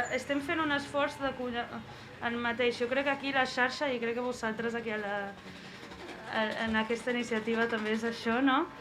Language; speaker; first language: Catalan; non-native, fluent; Portuguese